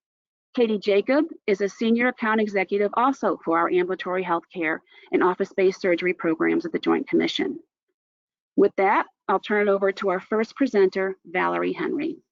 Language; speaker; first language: English; native; English